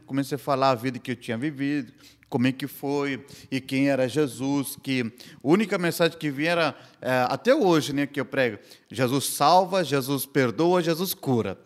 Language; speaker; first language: Portuguese; non-native, fluent; Hindi